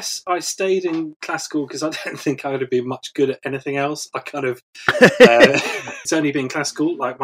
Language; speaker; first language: English; native; English